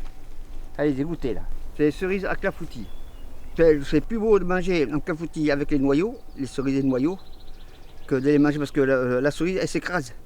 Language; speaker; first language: French; native; French